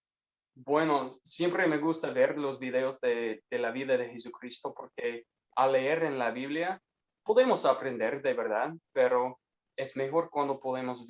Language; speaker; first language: Spanish; non-native, fluent; English